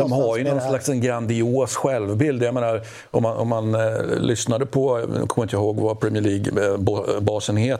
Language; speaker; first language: Swedish; native; Swedish